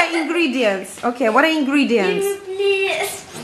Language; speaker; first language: English; non-native, fluent; Russian